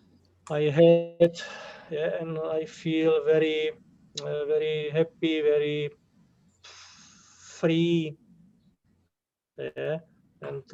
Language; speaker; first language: English; non-native, learner; Czech